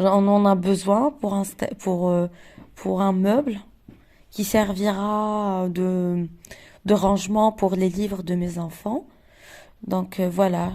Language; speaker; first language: French; non-native, local second language; Arabic